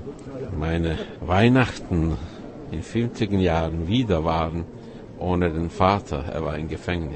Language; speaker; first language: German; non-native, fluent; Czech